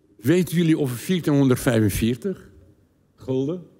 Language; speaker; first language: Dutch; non-native, learner; Turkish